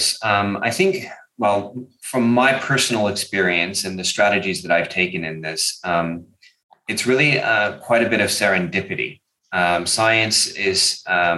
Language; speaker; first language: English; native; English